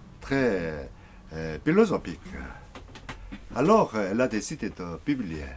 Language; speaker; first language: French; non-native, learner; Korean